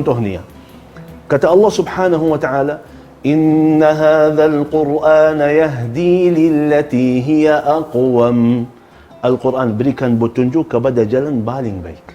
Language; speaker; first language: Indonesian; non-native, fluent; Arabic